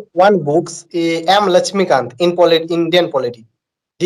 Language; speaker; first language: English; non-native, learner; Bangla